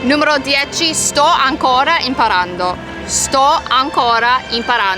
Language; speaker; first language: Italian; non-native, fluent; English